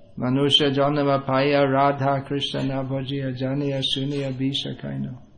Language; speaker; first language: Bangla; non-native, fluent; English